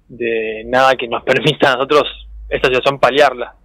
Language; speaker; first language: Spanish; native; Spanish